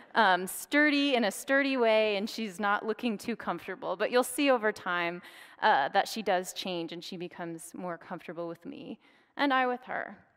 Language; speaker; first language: English; native; English